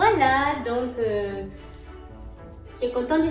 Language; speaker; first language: French; native; French